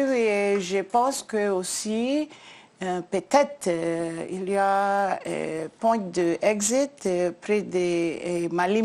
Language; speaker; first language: French; non-native, learner; English